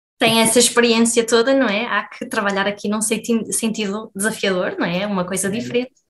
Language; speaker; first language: Portuguese; native; Portuguese